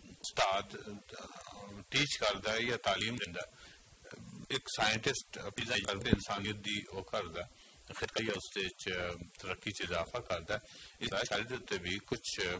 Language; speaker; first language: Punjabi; non-native, local second language; Northern Hindko